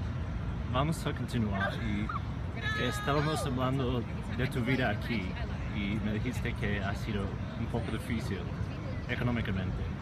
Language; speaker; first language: Spanish; non-native, fluent; English